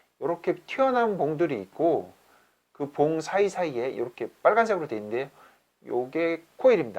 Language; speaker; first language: Korean; native; Korean